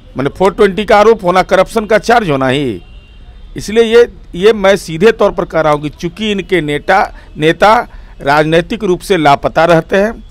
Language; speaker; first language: Hindi; native; Hindi